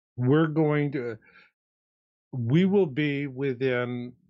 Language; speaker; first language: English; native; English